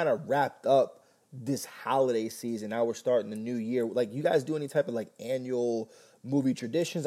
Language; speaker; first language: English; native; English